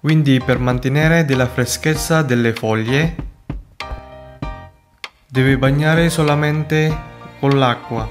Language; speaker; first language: Italian; non-native, learner; Filipino